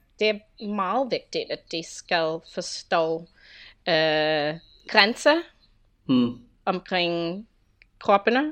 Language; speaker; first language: Danish; non-native, fluent; English